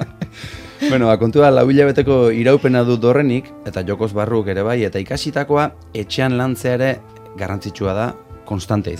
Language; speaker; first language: Basque; native; Basque